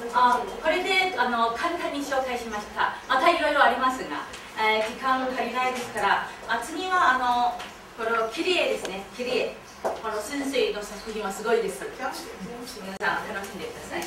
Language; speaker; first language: Japanese; non-native, fluent; Chinese